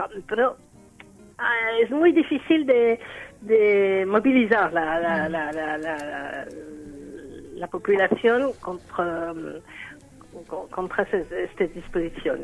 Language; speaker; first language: Spanish; non-native, learner; French